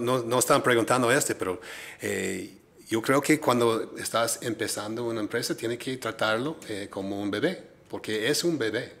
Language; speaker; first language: Spanish; non-native, fluent; English